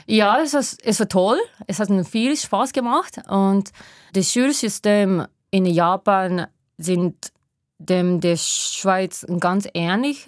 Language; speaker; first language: German; non-native, learner; Japanese